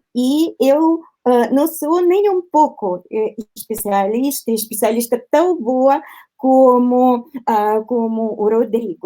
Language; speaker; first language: Portuguese; non-native, fluent; Russian